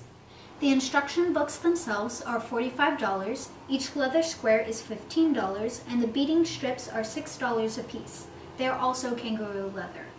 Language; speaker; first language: English; native; English